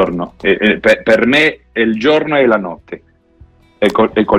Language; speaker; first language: Italian; non-native, fluent; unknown